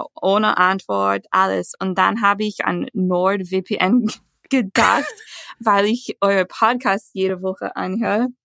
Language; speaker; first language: German; non-native, fluent; English